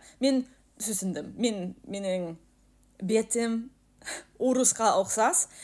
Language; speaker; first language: Kazakh; non-native, learner; English